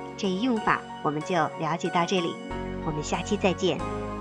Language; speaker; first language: Chinese; native; Chinese